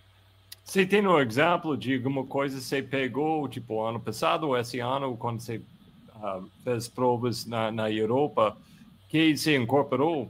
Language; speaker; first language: Portuguese; non-native, fluent; English